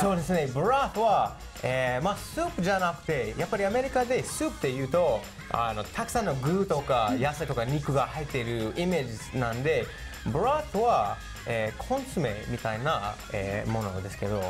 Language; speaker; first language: Japanese; non-native, fluent; English